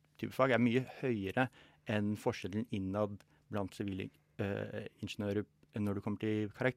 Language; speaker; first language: Norwegian; native; Norwegian